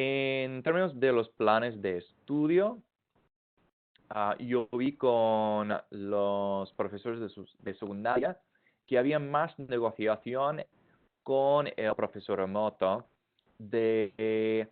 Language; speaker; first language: Spanish; non-native, fluent; English